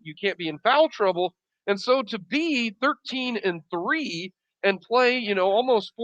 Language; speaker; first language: English; native; English